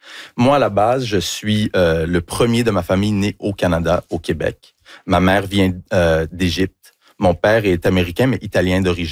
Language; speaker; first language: French; early bilingual, heritage; French